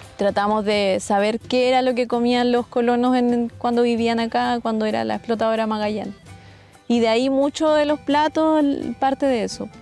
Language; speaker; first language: Spanish; native; Spanish